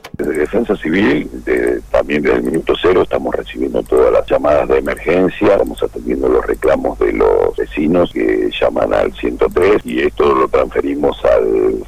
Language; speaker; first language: Spanish; native; Spanish